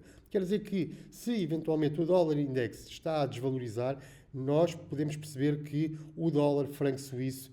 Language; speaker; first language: Portuguese; native; Portuguese